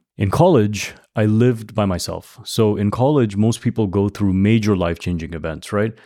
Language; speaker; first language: English; early bilingual, other home language; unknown